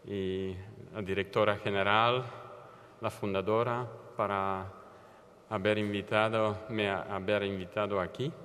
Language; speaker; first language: Spanish; non-native, learner; French